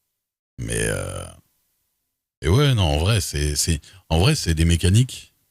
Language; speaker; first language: French; native; French